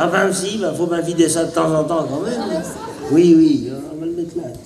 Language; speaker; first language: French; native; French